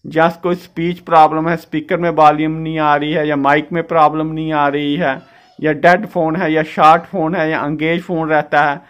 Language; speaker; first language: Hindi; non-native, local second language; Dogri